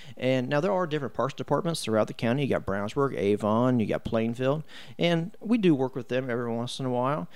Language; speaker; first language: English; native; English